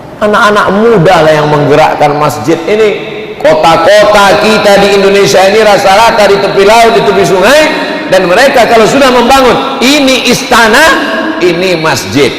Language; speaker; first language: Indonesian; native; Indonesian